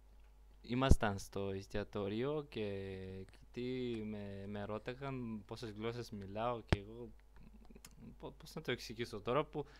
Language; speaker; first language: Greek; non-native, learner; Bulgarian